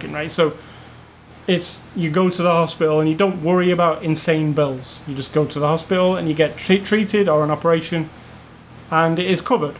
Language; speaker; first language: English; native; English